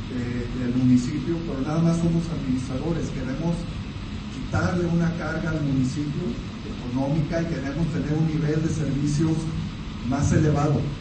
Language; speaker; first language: Spanish; native; Spanish